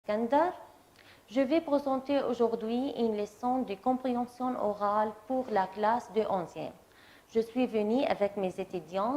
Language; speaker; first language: French; non-native, fluent; Arabic